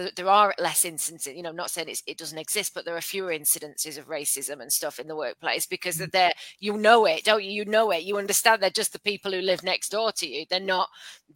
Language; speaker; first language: English; native; English